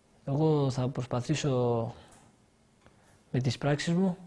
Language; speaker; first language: Greek; early bilingual, other home language; Albanian